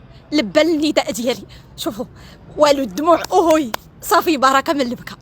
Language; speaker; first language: Arabic; native; Arabic